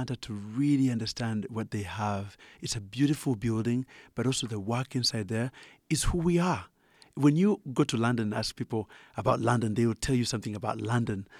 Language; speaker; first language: English; non-native, local second language; Ganda